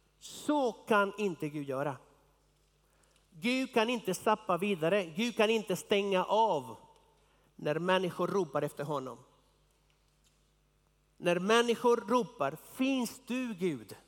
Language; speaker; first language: Swedish; non-native, fluent; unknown